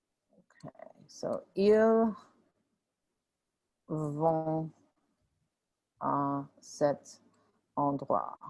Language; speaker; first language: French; non-native, fluent; English